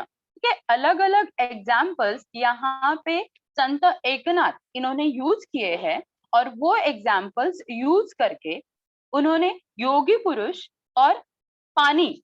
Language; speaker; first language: Hindi; non-native, local second language; Marathi